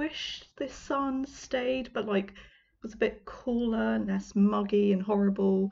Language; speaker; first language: English; native; English